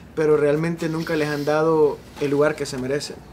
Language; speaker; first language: Spanish; native; Spanish